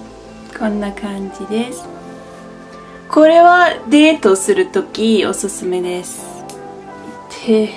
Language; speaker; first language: Japanese; non-native, fluent; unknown